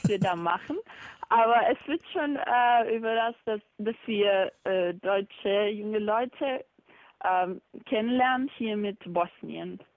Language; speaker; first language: German; non-native, fluent; Bosnian